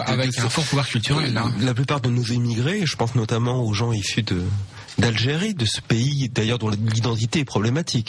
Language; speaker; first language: French; native; French